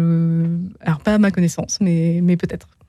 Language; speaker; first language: French; native; French